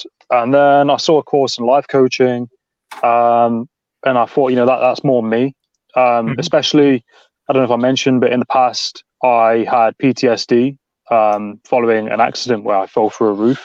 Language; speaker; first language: English; native; English